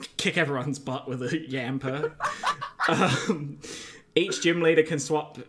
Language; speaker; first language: English; native; English